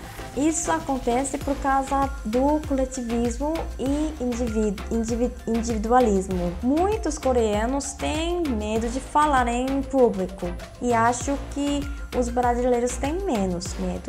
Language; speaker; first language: Portuguese; non-native, fluent; Korean